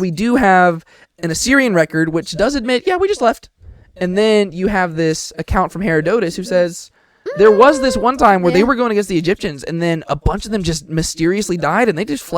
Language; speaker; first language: English; native; English